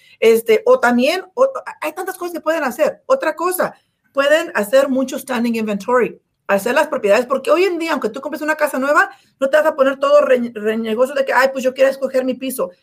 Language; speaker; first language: Spanish; early bilingual, heritage; Spanish